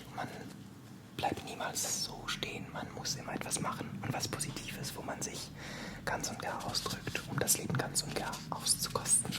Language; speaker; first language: German; non-native, fluent; French